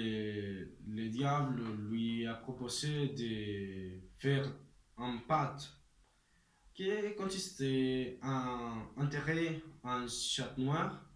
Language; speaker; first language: French; non-native, learner; Spanish